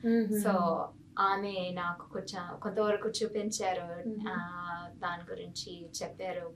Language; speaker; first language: Telugu; non-native, fluent; English